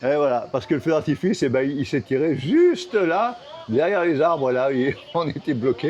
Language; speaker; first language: French; native; French